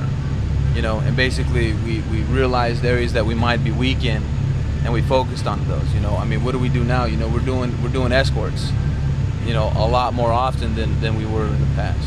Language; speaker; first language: English; native; English